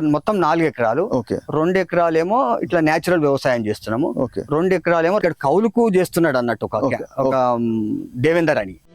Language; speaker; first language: Telugu; native; Telugu